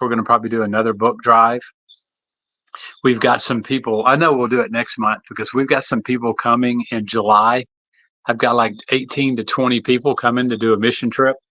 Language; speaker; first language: English; native; English